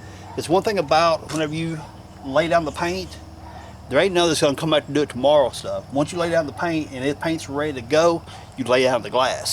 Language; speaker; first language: English; native; English